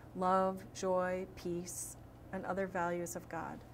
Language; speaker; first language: English; native; English